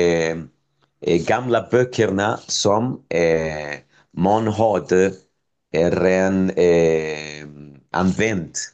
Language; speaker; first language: Swedish; non-native, learner; Spanish